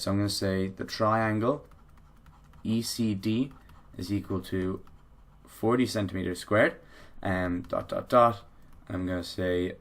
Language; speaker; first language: English; native; English